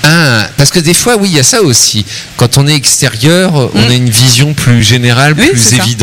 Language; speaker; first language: French; native; French